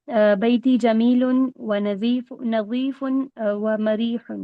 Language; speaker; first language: Arabic; non-native, learner; Urdu